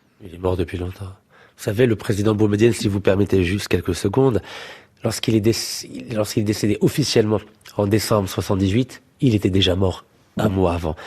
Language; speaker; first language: French; native; French